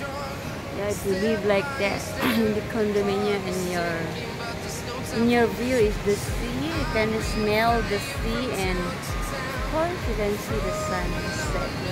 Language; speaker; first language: English; non-native, learner; Filipino